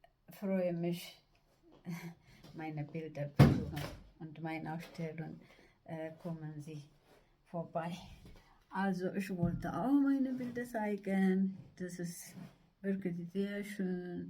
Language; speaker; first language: German; non-native, learner; Amharic